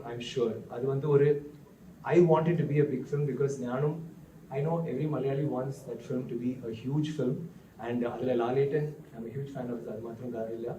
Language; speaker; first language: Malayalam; non-native, learner; Tamil